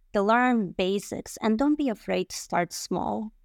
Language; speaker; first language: English; non-native, fluent; Bosnian